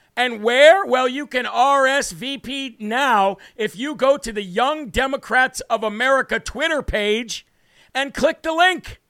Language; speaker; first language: English; native; English